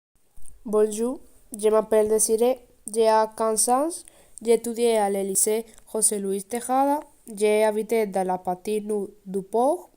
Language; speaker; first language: French; non-native, learner; Spanish